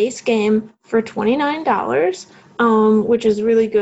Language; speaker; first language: English; native; English